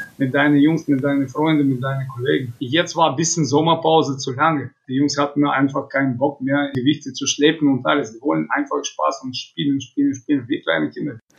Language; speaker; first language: German; non-native, fluent; Russian